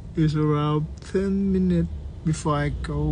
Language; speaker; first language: English; non-native, learner; Thai